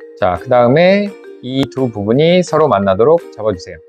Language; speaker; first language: Korean; native; Korean